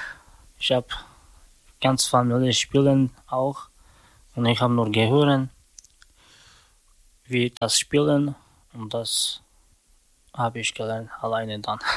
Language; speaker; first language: German; non-native, learner; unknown